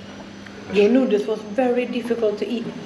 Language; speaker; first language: English; non-native, fluent; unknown